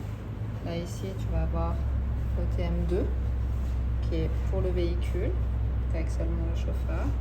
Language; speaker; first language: French; native; French